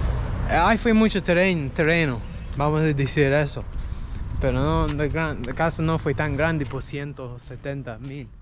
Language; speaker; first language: Spanish; non-native, learner; English